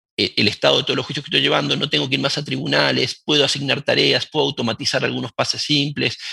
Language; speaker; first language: Spanish; native; Spanish